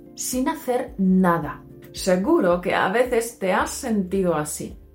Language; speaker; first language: Spanish; non-native, fluent; Polish